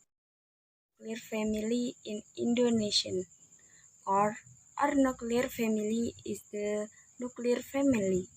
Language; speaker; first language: English; non-native, learner; Indonesian